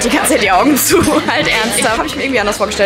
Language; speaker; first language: German; native; German